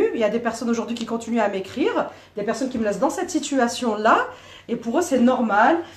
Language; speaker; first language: French; native; French